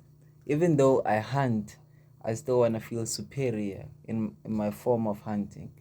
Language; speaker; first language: English; non-native, local second language; Zulu